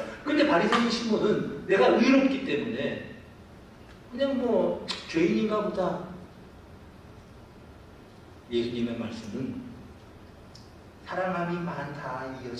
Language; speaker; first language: Korean; native; Korean